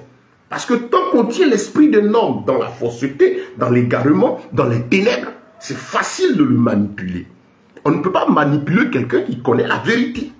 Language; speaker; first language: French; native; French